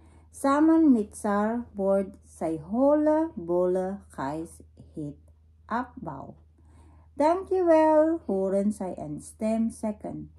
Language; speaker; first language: Dutch; non-native, learner; Filipino